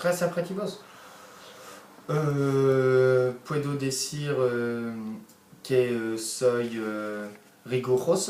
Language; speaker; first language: Spanish; non-native, learner; French